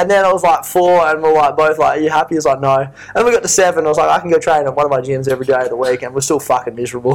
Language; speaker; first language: English; native; English